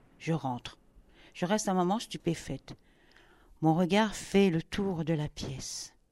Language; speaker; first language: French; native; French